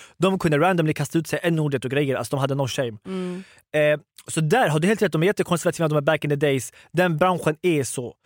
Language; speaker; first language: Swedish; early bilingual, other home language; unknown